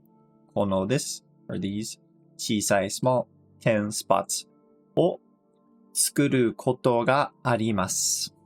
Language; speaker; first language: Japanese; non-native, fluent; English